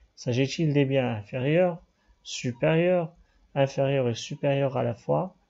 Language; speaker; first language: French; non-native, local second language; Arabic